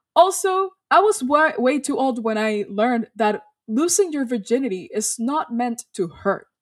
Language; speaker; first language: English; non-native, fluent; Spanish